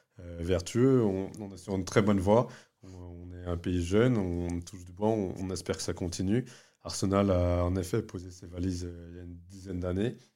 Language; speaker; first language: French; early bilingual, other home language; Vietnamese